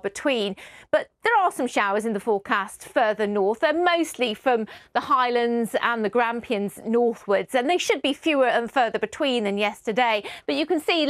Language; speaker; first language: English; native; English